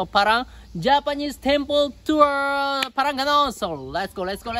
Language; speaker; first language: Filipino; non-native, learner; Japanese